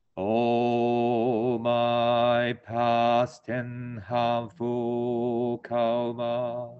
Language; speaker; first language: Japanese; native; Japanese